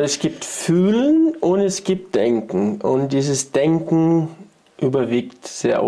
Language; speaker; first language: German; non-native, fluent; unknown